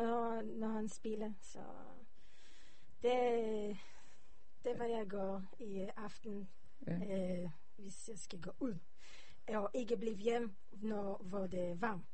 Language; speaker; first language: Danish; non-native, learner; Hebrew